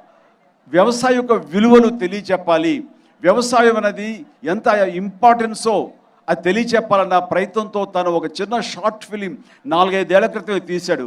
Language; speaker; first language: Telugu; native; Telugu